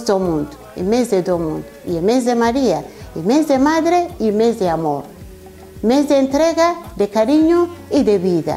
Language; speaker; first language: Spanish; non-native, fluent; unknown